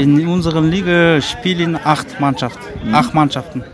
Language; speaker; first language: German; non-native, learner; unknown